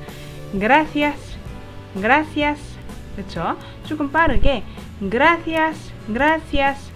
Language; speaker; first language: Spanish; non-native, fluent; Korean